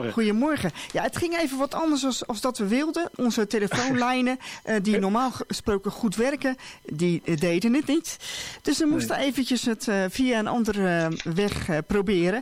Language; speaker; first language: Dutch; native; Dutch